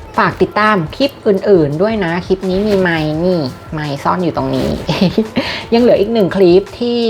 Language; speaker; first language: Thai; native; Thai